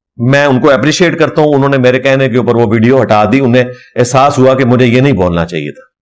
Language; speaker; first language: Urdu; non-native, local second language; Punjabi